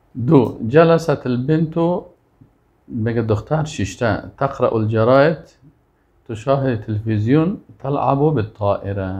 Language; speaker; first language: Arabic; non-native, fluent; Persian